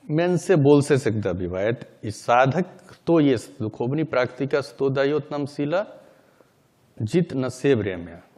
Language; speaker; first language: Russian; non-native, learner; Hindi